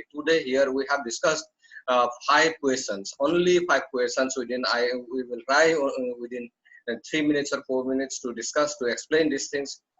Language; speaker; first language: English; non-native, local second language; Assamese